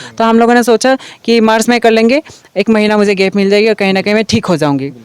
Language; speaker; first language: Hindi; non-native, local second language; Assamese